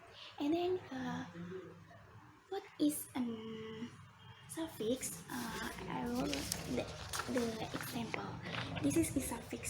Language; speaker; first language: English; non-native, learner; Indonesian